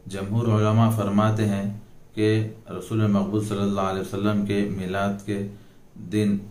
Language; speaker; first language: Urdu; native; Urdu